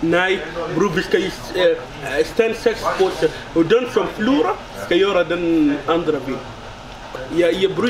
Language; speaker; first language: Swedish; non-native, learner; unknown